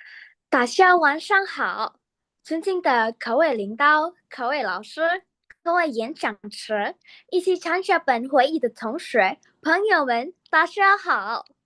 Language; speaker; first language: Chinese; non-native, learner; Indonesian